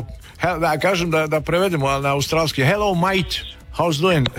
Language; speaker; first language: Serbian; native; Serbian